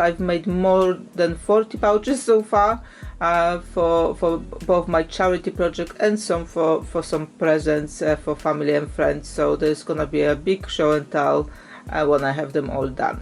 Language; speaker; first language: English; non-native, fluent; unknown